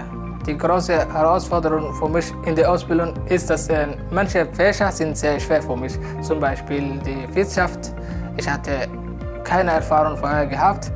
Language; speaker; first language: German; non-native, learner; Somali